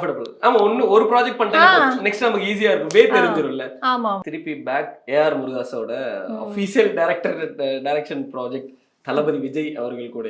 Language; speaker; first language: Tamil; native; Tamil